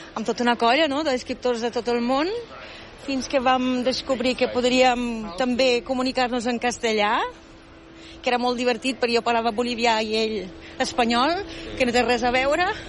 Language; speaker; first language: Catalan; non-native, fluent; German